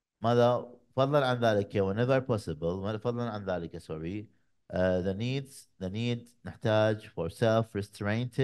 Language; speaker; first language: English; non-native, fluent; Arabic